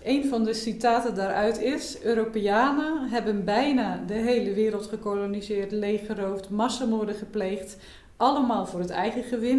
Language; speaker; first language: Dutch; native; Dutch